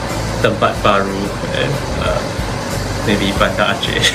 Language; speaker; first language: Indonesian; non-native, learner; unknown